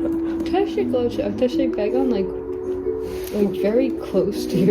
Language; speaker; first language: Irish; non-native, local second language; English